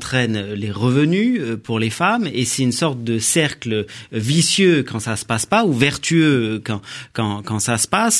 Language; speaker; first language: French; native; French